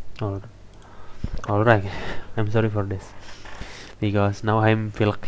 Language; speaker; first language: English; non-native, learner; Indonesian